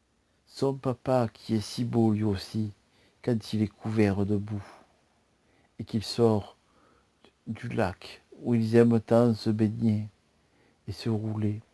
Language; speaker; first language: French; native; French